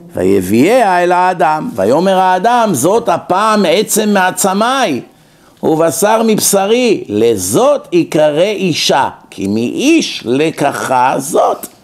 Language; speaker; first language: Hebrew; native; Hebrew